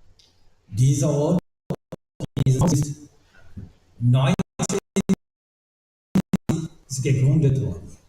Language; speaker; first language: German; non-native, learner; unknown